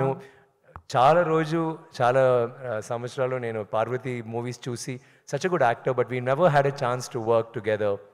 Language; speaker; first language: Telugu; non-native, learner; Tamil